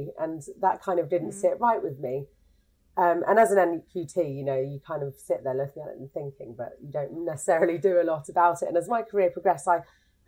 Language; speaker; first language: English; native; English